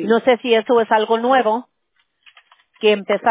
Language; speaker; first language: Spanish; early bilingual, heritage; Spanish